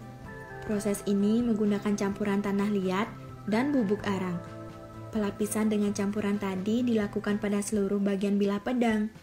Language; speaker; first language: Indonesian; native; Indonesian